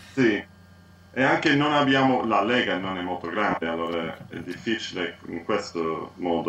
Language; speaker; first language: Italian; non-native, learner; English